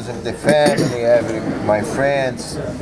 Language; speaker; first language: English; non-native, learner; Portuguese